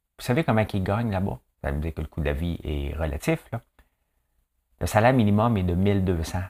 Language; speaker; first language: French; native; French